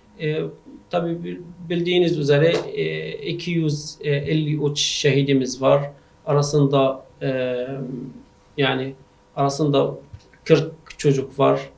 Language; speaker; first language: Turkish; non-native, learner; Arabic